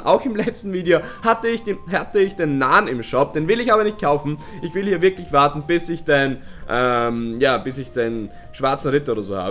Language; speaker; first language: German; native; German